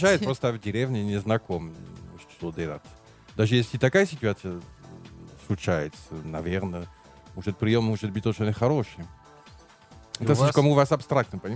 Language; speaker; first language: Russian; non-native, learner; French